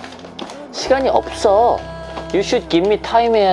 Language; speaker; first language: Korean; native; Korean